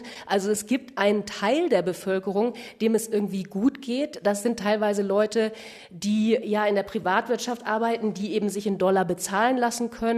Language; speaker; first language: German; native; German